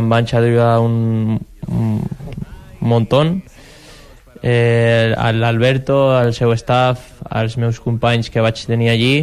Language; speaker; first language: Catalan; non-native, local second language; Spanish